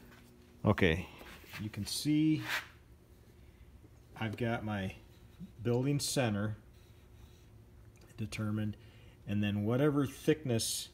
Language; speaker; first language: English; native; English